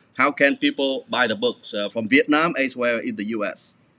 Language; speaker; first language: English; non-native, fluent; Vietnamese